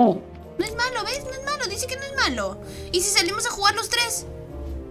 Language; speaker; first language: Spanish; native; Spanish